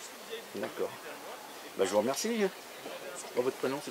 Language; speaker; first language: French; native; French